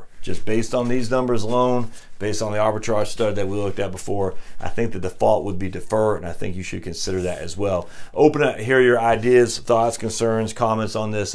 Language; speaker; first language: English; native; English